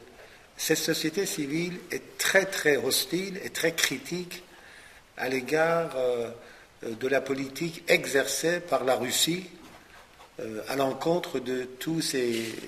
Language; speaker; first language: French; non-native, fluent; Persian